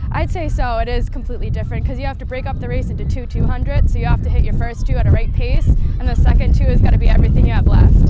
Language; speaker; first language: English; native; English